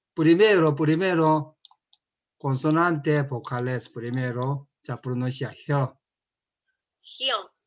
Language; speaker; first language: Spanish; non-native, learner; Korean